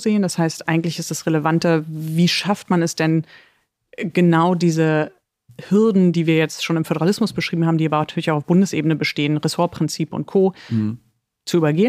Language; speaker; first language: German; native; German